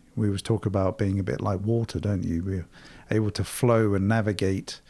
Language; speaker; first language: English; native; English